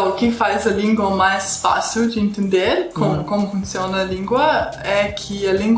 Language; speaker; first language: Portuguese; non-native, fluent; Russian